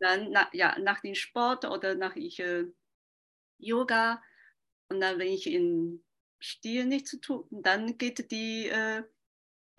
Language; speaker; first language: German; non-native, learner; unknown